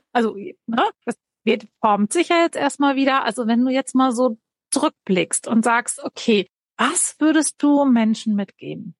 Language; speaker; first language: German; native; German